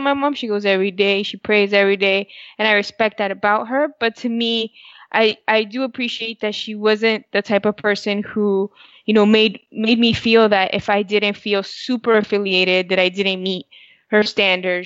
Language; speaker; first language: English; early bilingual, other home language; Spanish